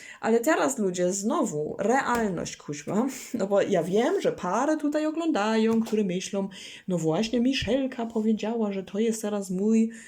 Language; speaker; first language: Polish; non-native, learner; German